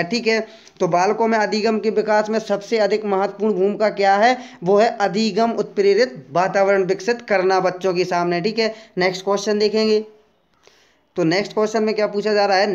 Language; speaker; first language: Hindi; native; Hindi